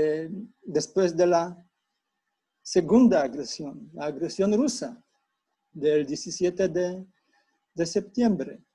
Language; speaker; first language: Spanish; non-native, fluent; Polish